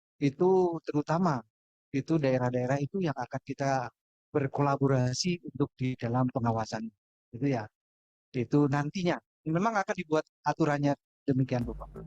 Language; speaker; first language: Indonesian; native; Indonesian